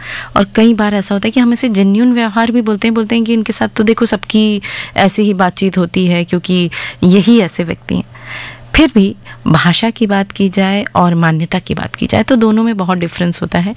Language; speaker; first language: Hindi; native; Hindi